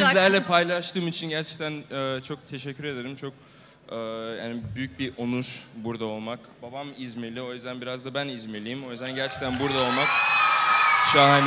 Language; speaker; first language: Turkish; early bilingual, heritage; Turkish